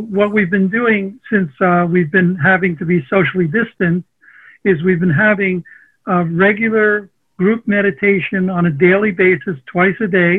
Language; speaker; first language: English; early bilingual, other home language; Armenian